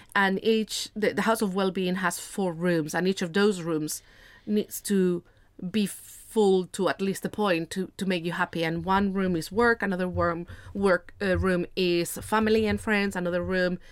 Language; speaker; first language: English; non-native, fluent; Spanish